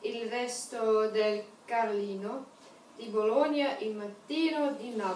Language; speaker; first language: Italian; non-native, learner; Russian